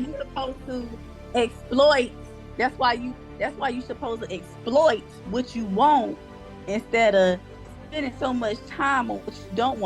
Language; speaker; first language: English; native; English